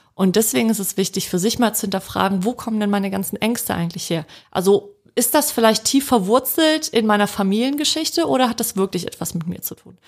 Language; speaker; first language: German; early bilingual, other home language; Polish